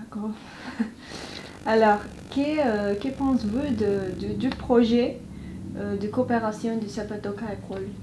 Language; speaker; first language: French; non-native, learner; Spanish